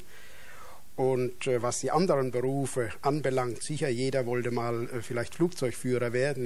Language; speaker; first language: German; native; German